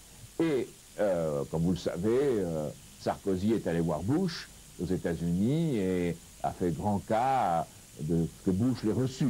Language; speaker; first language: French; native; French